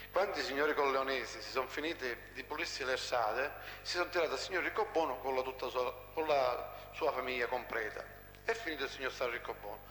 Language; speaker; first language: Italian; non-native, local second language; Sicilian